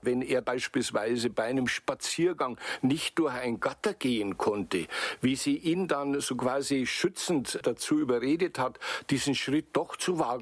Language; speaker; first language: German; native; German